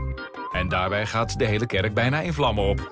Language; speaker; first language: Dutch; native; Dutch